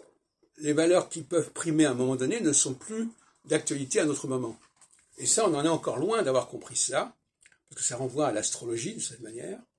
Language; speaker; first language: French; native; French